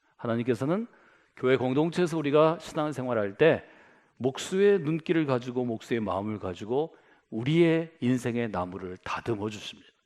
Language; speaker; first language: Korean; native; Korean